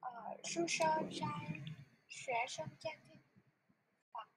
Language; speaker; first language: Chinese; non-native, learner; Vietnamese